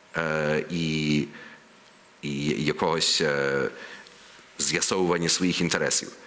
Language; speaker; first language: Ukrainian; early bilingual, heritage; Ukrainian